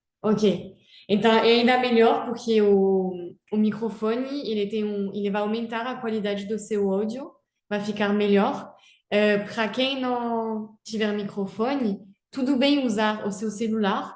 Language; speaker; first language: Portuguese; non-native, fluent; French